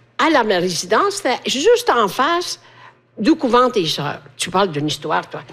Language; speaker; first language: French; non-native, fluent; Italian